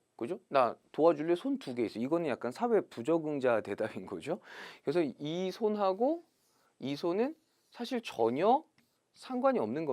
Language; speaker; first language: Korean; native; Korean